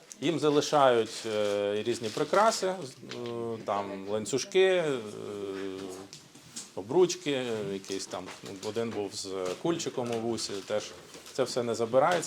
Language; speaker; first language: Ukrainian; native; Ukrainian